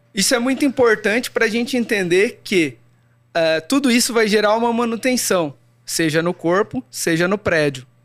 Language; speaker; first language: Portuguese; native; Portuguese